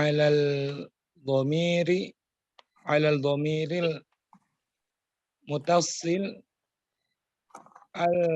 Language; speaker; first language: Arabic; non-native, fluent; Indonesian